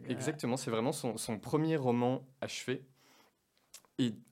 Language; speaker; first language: French; native; French